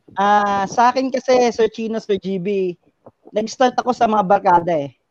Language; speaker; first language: Filipino; native; Filipino